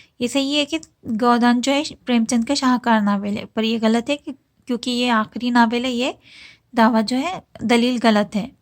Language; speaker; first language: Urdu; native; Urdu